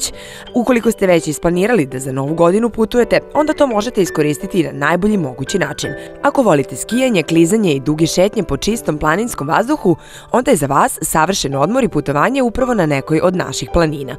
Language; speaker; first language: Croatian; native; Croatian